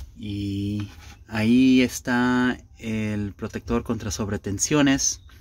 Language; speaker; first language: Spanish; early bilingual, heritage; Spanish